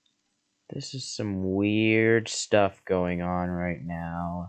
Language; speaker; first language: English; native; English